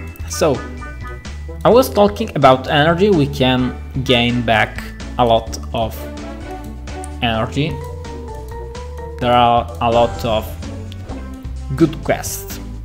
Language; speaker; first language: English; non-native, fluent; Italian